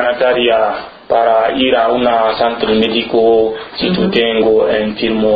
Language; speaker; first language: Spanish; non-native, learner; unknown